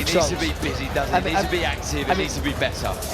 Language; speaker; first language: English; native; English